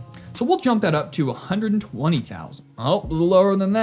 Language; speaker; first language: English; native; English